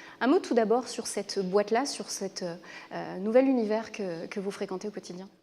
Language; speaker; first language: French; native; French